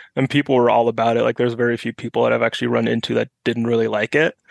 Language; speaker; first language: English; non-native, fluent; German